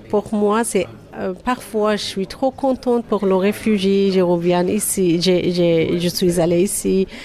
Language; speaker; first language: French; non-native, learner; Persian